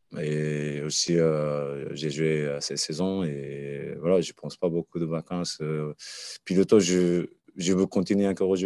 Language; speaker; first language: French; non-native, learner; Japanese